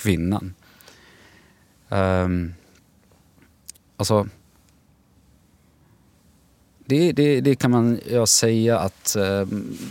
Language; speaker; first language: Swedish; non-native, fluent; Arabic